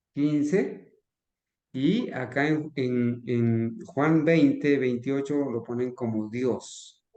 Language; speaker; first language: Spanish; native; Spanish